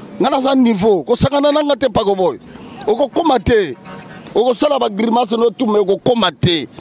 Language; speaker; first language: Lingala; native; Lingala